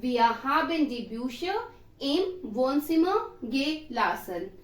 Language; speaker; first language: German; non-native, fluent; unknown